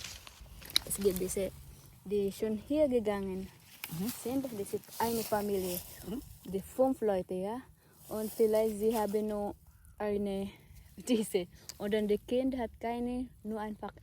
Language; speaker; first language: German; non-native, learner; Filipino